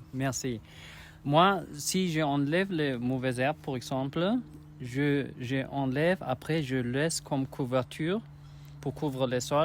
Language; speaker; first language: French; non-native, learner; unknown